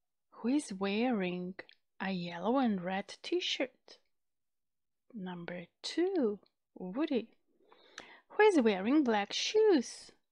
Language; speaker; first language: English; non-native, fluent; Macedonian